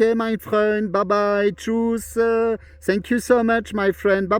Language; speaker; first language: English; non-native, learner; French